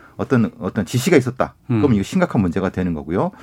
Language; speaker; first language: Korean; native; Korean